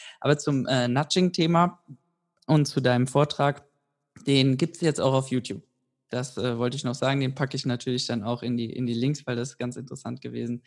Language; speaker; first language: German; native; German